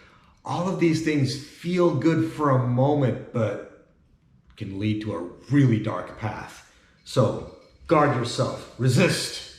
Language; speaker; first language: English; native; English